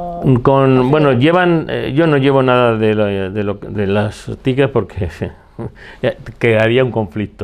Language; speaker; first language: Spanish; native; Spanish